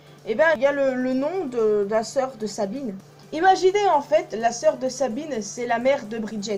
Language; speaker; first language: French; native; French